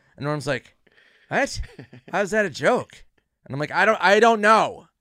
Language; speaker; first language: English; native; English